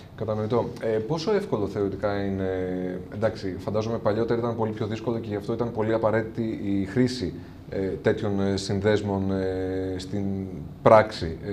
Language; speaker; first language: Greek; native; Greek